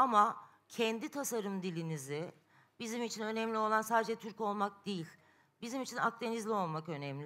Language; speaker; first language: Turkish; native; Turkish